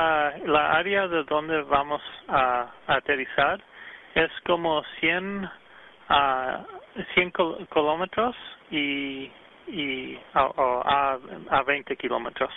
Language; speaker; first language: Spanish; early bilingual, heritage; English